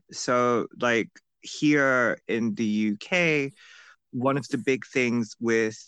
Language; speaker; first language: English; non-native, local second language; Bangla